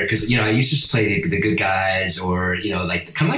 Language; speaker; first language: English; non-native, fluent; Italian